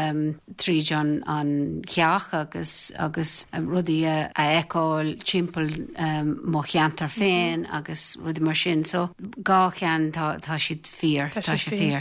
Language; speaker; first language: Irish; non-native, local second language; English